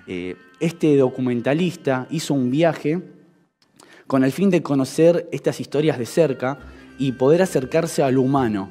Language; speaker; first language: Spanish; native; Spanish